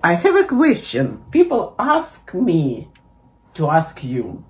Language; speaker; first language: English; non-native, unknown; Russian